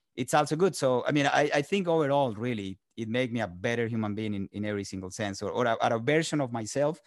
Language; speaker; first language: English; non-native, fluent; Spanish